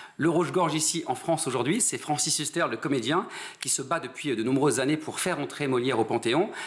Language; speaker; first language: French; native; French